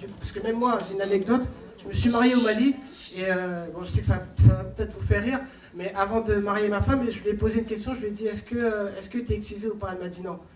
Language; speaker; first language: French; early bilingual, other home language; Soninke